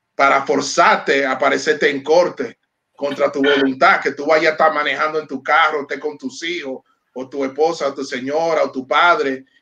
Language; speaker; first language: Spanish; early bilingual, heritage; Spanish